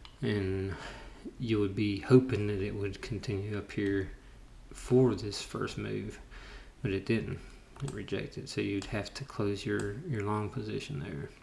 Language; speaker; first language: English; native; English